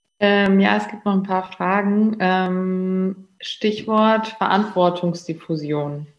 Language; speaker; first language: German; native; German